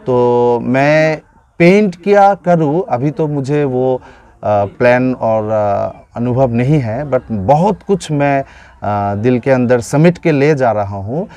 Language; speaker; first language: Hindi; non-native, fluent; Bangla